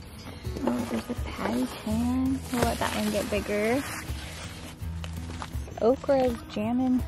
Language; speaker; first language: English; native; English